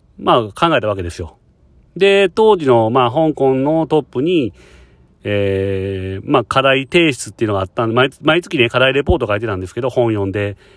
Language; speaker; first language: Japanese; native; Japanese